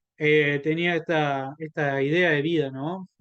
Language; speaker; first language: Spanish; native; Spanish